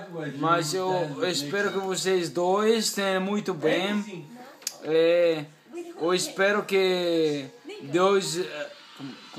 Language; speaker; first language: Portuguese; non-native, learner; Spanish